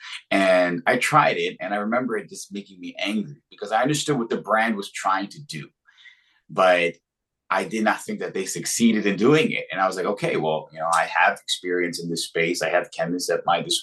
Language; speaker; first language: English; native; English